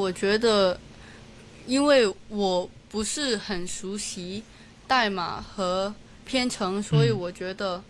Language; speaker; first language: Chinese; non-native, learner; Cantonese